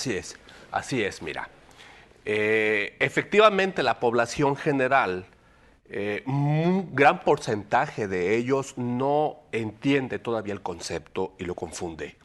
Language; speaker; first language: Spanish; native; Spanish